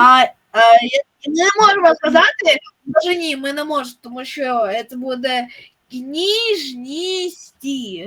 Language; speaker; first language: Ukrainian; non-native, local second language; Russian